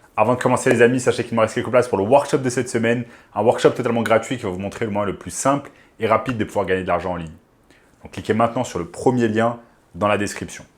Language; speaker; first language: French; native; French